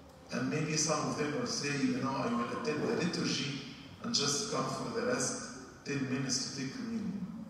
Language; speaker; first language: English; non-native, fluent; Arabic